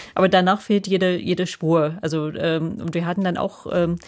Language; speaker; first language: German; non-native, fluent; English